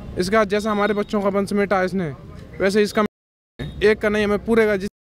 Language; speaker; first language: Hindi; native; Hindi